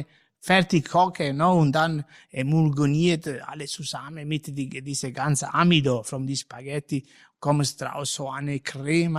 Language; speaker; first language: German; non-native, learner; Italian